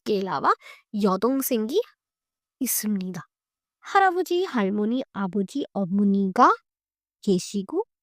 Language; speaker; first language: Korean; non-native, fluent; Hindi